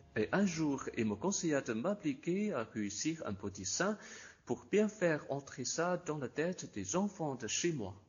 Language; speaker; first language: French; non-native, learner; Chinese